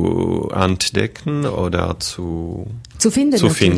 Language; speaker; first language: German; non-native, fluent; French